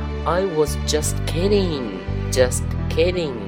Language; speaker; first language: English; non-native, fluent; Chinese